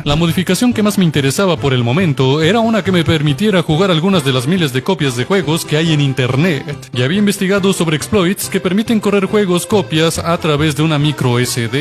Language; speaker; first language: Spanish; native; Spanish